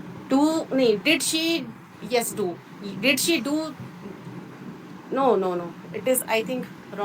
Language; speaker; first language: English; non-native, learner; Hindi